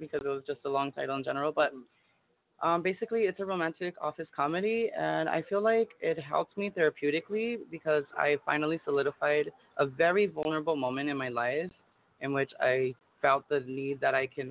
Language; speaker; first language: English; native; English